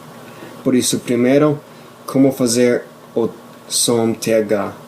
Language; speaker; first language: Portuguese; non-native, fluent; English